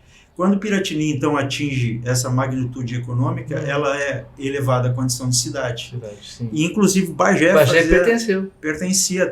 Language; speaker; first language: Portuguese; native; Portuguese